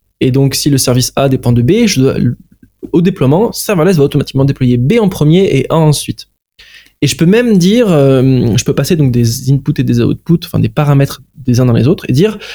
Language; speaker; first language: French; native; French